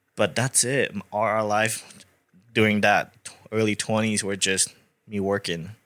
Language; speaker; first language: English; non-native, fluent; Thai